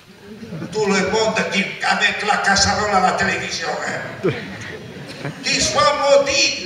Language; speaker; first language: French; non-native, learner; Italian